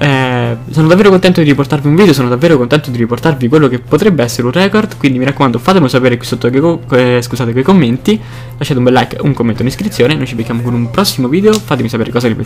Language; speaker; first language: Italian; native; Italian